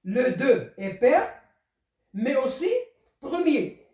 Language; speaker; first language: French; non-native, local second language; Arabic